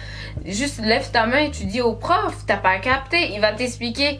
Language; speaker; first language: French; native; French